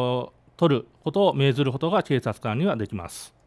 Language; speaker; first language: Japanese; native; Japanese